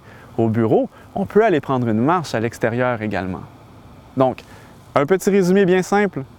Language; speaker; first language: French; native; French